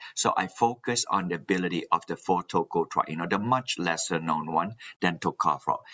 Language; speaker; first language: English; non-native, local second language; Min Nan Chinese